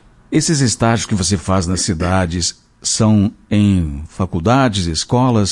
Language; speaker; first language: Portuguese; native; Portuguese